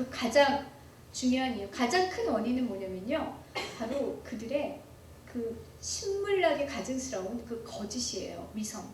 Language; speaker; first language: Korean; native; Korean